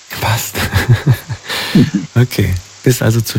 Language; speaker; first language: German; native; German